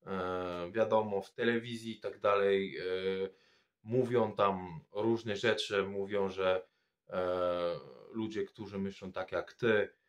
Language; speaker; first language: Polish; non-native, fluent; French